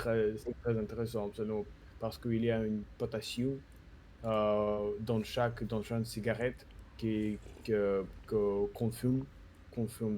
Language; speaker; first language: French; non-native, learner; Russian